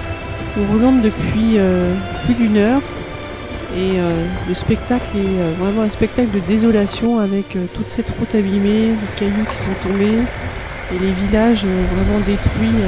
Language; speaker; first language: French; native; French